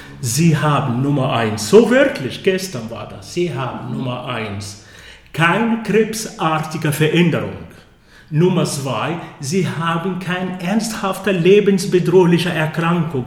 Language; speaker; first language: German; non-native, fluent; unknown